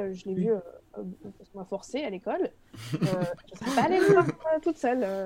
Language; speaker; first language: French; native; French